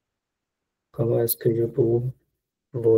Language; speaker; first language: French; non-native, learner; Punjabi